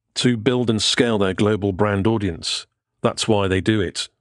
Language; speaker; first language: English; native; English